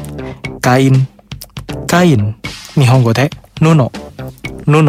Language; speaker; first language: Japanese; non-native, fluent; Indonesian